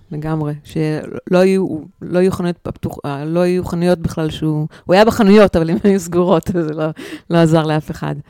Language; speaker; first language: Hebrew; native; Hebrew